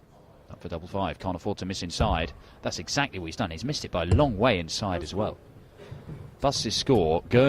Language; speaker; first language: English; native; English